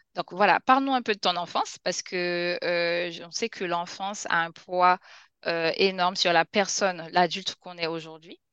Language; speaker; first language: French; non-native, local second language; Haitian Creole